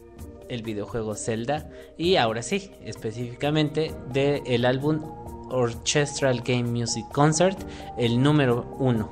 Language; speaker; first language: Spanish; native; Spanish